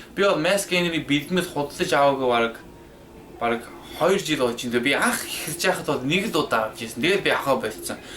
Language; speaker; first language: Mongolian; early bilingual, heritage; Mongolian